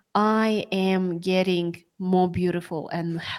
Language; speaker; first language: English; non-native, fluent; Russian